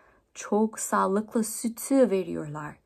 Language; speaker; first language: Turkish; non-native, learner; English